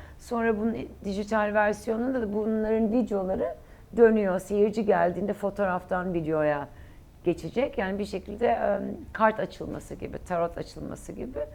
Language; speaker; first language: Turkish; early bilingual, heritage; Turkish